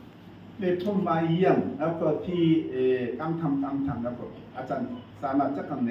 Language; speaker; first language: Thai; non-native, learner; Korean